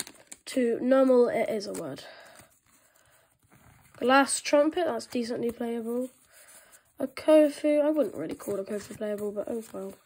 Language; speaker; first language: English; native; English